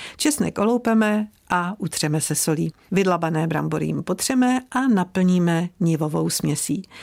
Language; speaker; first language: Czech; native; Czech